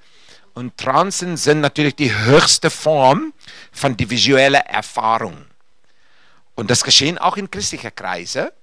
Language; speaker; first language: German; non-native, fluent; English